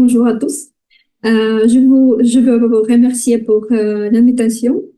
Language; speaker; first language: French; non-native, fluent; Ukrainian